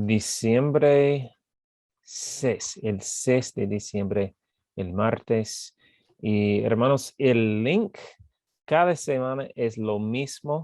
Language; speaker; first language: Spanish; non-native, fluent; English